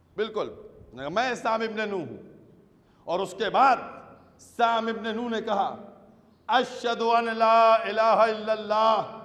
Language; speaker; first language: Urdu; native; Urdu